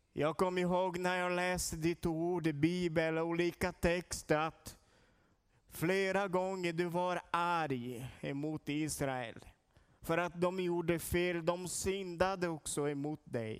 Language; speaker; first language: Swedish; non-native, learner; Portuguese